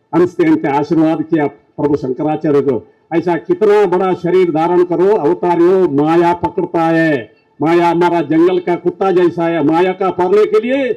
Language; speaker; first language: Hindi; non-native, local second language; Kannada